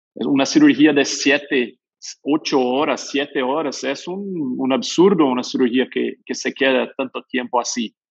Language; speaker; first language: Spanish; non-native, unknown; Portuguese